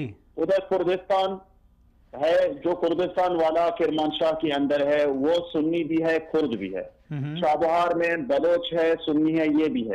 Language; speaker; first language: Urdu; non-native, fluent; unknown